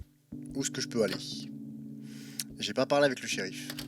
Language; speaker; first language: French; native; French